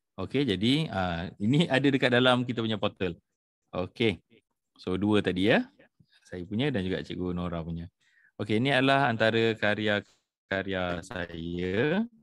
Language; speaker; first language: Malay; native; Malay